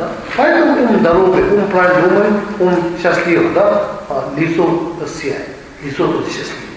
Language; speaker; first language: Russian; non-native, learner; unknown